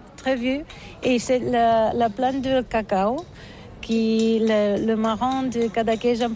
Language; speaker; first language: French; non-native, learner; Catalan